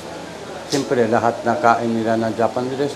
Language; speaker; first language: Filipino; non-native, learner; Japanese